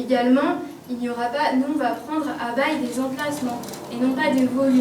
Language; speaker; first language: French; native; French